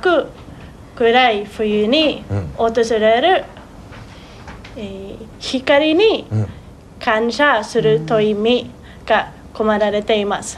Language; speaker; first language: Japanese; non-native, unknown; Swedish